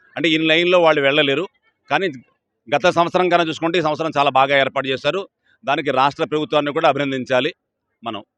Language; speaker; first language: Telugu; native; Telugu